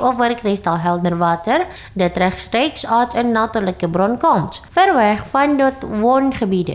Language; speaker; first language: Dutch; non-native, fluent; Indonesian